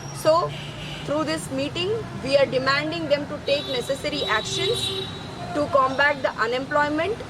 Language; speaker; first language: English; non-native, local second language; Telugu